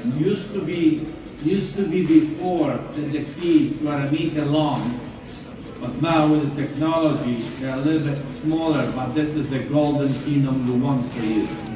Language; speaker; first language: English; non-native, fluent; Polish